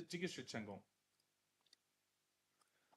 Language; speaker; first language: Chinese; non-native, fluent; English